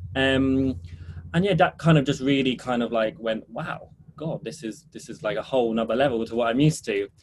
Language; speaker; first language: English; early bilingual, heritage; English